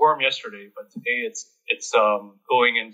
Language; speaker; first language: English; native; English